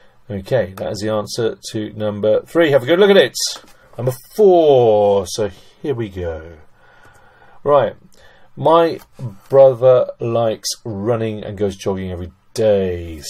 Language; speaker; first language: English; native; English